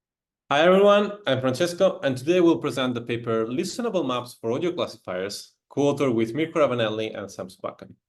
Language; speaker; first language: English; non-native, fluent; Italian